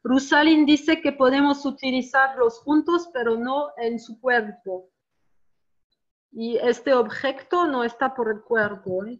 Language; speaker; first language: Spanish; non-native, learner; French